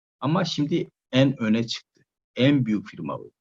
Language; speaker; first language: Turkish; non-native, learner; Korean